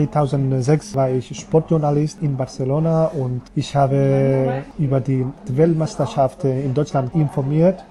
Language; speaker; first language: German; non-native, fluent; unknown